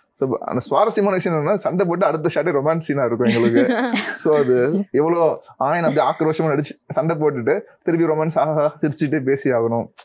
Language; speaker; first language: Tamil; native; Tamil